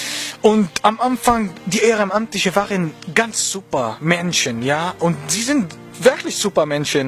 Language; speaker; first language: German; non-native, learner; Arabic